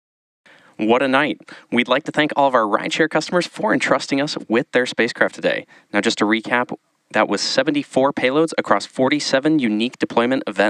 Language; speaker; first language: English; native; English